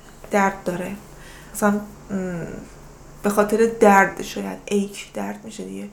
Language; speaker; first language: Persian; native; Persian